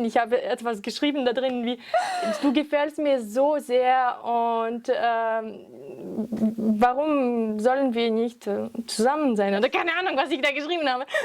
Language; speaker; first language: German; non-native, fluent; French